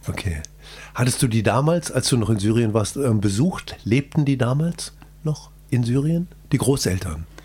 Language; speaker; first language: German; native; German